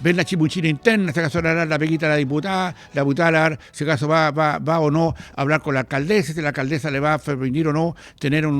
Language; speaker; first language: Spanish; native; Spanish